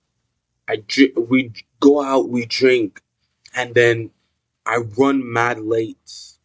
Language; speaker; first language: English; non-native, local second language; Yoruba